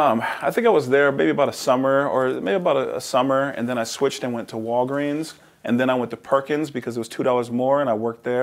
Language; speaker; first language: English; native; English